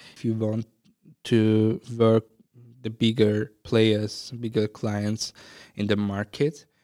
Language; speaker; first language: English; non-native, fluent; Azerbaijani